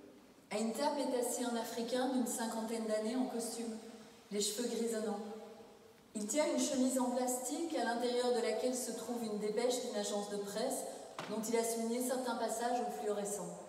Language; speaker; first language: French; native; French